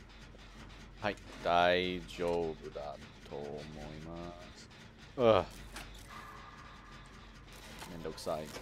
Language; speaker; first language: Japanese; non-native, learner; English